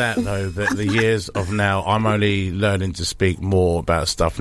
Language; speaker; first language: English; native; English